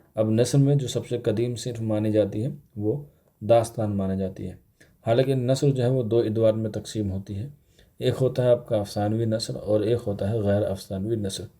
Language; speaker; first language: Urdu; native; Urdu